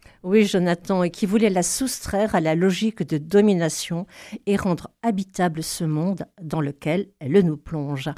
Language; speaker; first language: French; native; French